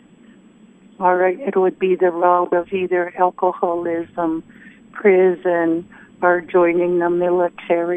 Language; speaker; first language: English; early bilingual, other home language; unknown